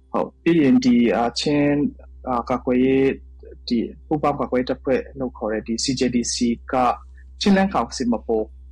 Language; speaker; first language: Burmese; non-native, local second language; Hakha Chin